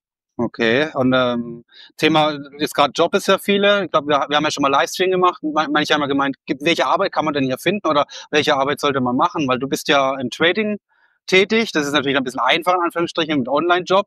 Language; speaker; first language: German; native; German